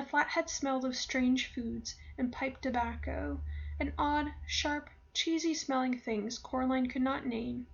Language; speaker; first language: English; native; English